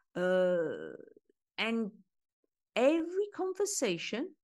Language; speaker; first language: English; non-native, fluent; Turkish